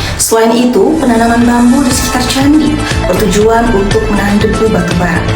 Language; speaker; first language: Indonesian; native; Indonesian